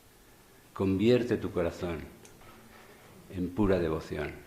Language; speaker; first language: Spanish; native; Spanish